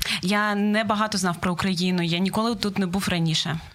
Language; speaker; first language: Ukrainian; native; Ukrainian